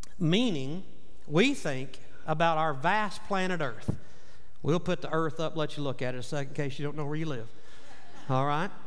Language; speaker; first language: English; native; English